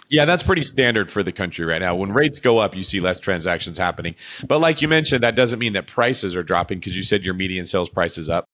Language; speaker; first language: English; native; English